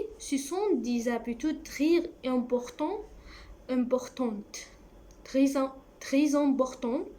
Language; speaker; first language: French; non-native, learner; Arabic